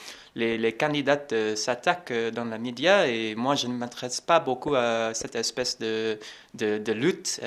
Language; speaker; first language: French; non-native, fluent; English